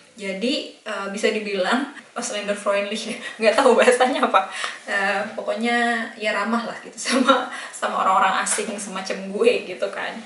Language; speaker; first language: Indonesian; native; Indonesian